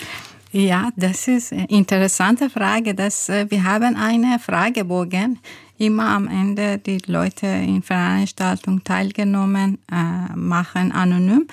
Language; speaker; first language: German; non-native, learner; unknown